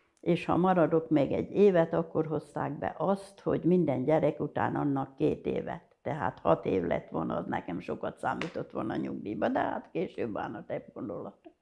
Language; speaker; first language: Hungarian; native; Hungarian